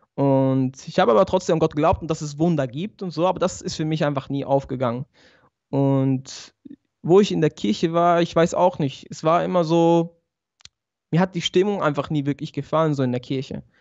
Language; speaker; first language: German; early bilingual, other home language; Italian